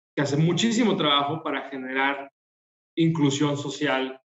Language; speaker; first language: Spanish; native; Spanish